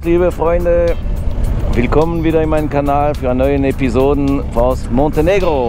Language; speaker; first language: German; non-native, fluent; French